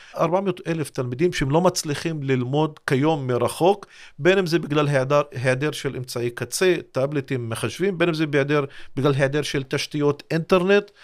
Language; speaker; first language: Hebrew; non-native, local second language; Arabic